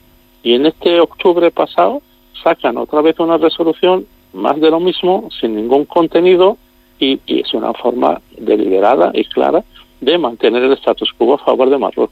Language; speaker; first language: Spanish; non-native, local second language; Arabic